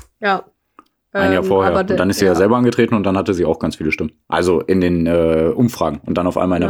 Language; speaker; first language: German; native; German